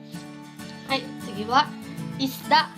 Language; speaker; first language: Japanese; non-native, fluent; Cebuano